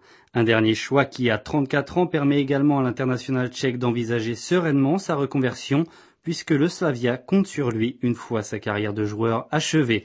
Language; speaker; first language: French; native; French